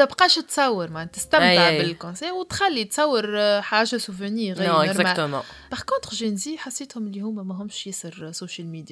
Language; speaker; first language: Arabic; native; Arabic